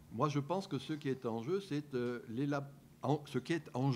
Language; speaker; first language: French; native; French